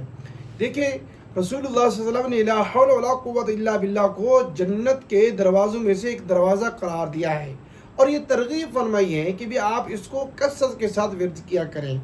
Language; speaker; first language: Urdu; native; Urdu